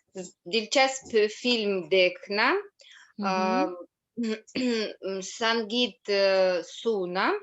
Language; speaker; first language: Hindi; non-native, learner; Russian